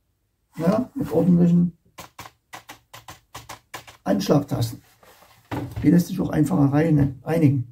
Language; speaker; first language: German; native; German